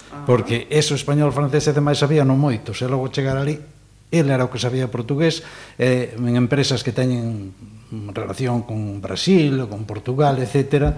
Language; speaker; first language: Galician; native; Galician